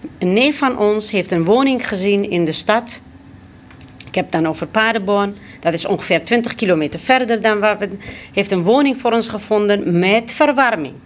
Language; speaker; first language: Dutch; early bilingual, other home language; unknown